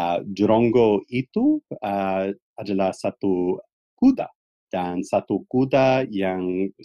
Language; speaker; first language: Indonesian; non-native, fluent; English